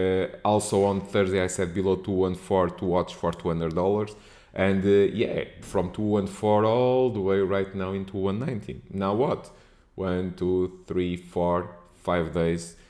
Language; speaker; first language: English; non-native, fluent; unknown